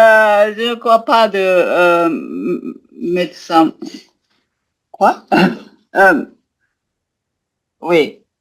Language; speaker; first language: French; non-native, learner; Japanese